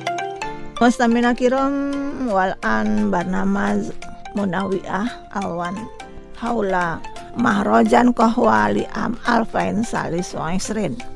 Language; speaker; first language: Arabic; non-native, fluent; Indonesian